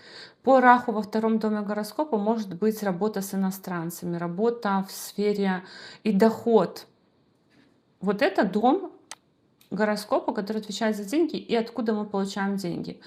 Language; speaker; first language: Russian; native; Russian